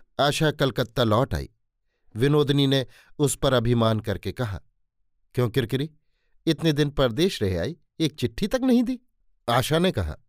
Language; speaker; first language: Hindi; native; Hindi